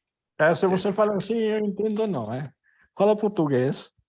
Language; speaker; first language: Portuguese; non-native, learner; Italian